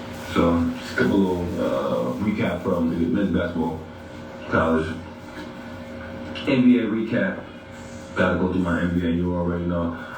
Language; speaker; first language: English; native; English